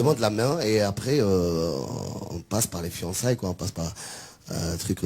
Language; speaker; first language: French; non-native, local second language; Arabic